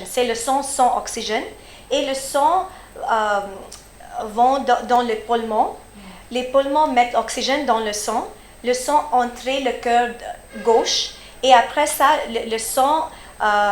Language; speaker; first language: French; early bilingual, heritage; French